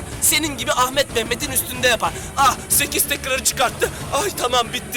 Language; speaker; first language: Turkish; native; Turkish